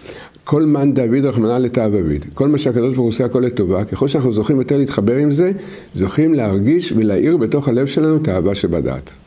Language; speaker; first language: Hebrew; native; Hebrew